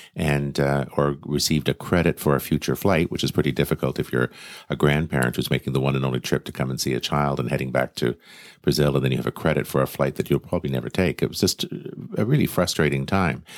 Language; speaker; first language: English; native; English